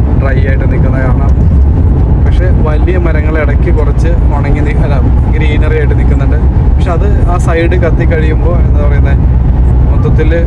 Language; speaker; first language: Malayalam; native; Malayalam